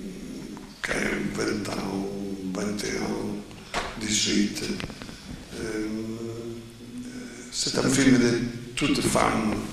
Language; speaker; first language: French; non-native, fluent; Italian